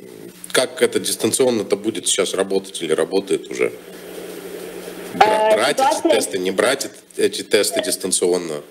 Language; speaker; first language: Russian; native; Russian